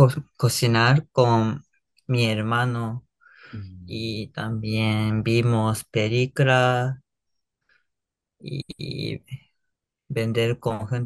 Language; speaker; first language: Spanish; non-native, learner; Japanese